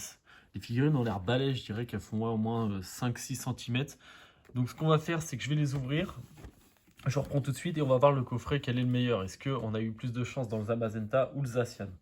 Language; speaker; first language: French; native; French